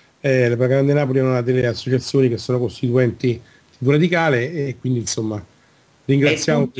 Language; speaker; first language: Italian; native; Italian